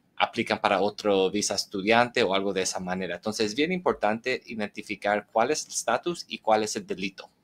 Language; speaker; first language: Spanish; early bilingual, heritage; Spanish